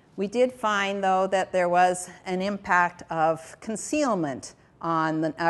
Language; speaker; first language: English; native; English